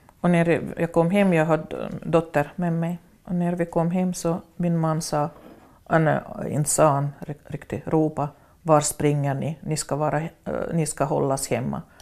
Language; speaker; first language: Swedish; non-native, fluent; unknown